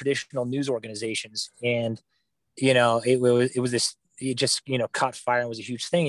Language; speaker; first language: English; native; English